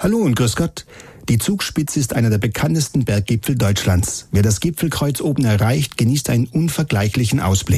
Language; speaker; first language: German; native; German